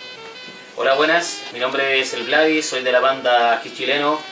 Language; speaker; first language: Spanish; native; Spanish